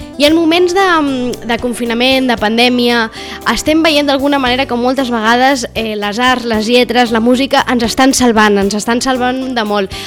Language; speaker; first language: Catalan; native; Catalan